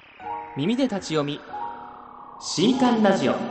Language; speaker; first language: Japanese; native; Japanese